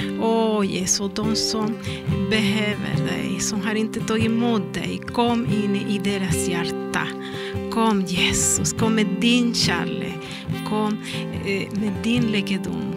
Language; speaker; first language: Swedish; non-native, learner; Spanish